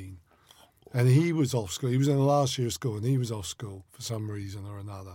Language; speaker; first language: English; native; English